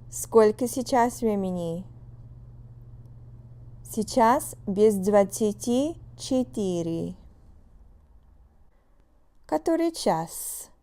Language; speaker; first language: Russian; non-native, fluent; English